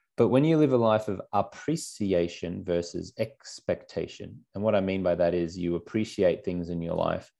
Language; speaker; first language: English; native; English